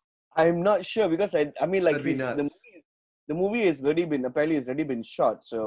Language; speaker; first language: English; non-native, local second language; Tamil